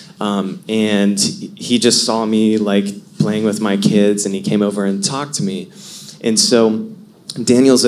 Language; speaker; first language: English; native; English